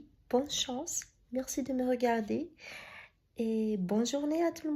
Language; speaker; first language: French; non-native, fluent; Russian